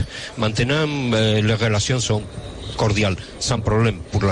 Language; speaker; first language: French; non-native, fluent; Spanish